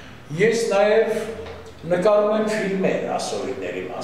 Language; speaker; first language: Armenian; non-native, local second language; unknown